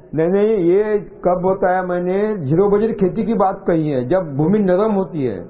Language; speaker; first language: Hindi; non-native, local second language; Marathi